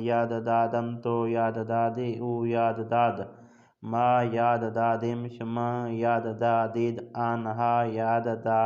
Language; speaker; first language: Persian; non-native, fluent; Urdu